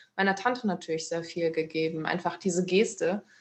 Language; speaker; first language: German; early bilingual, other home language; Turkish